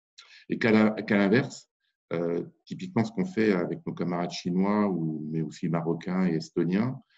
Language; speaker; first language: French; native; French